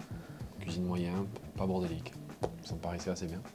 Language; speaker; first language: French; native; French